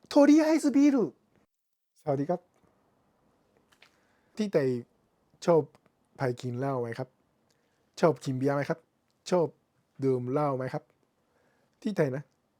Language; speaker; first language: Thai; non-native, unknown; Japanese